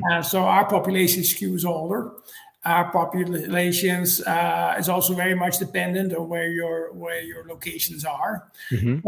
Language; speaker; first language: English; non-native, fluent; Dutch